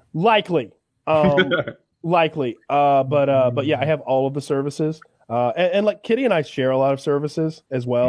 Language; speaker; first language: English; native; English